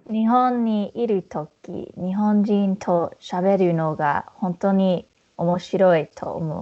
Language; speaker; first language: Japanese; non-native, fluent; English